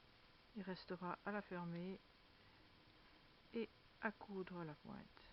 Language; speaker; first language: French; native; French